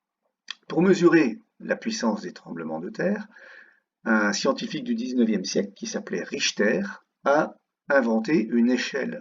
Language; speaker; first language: French; native; French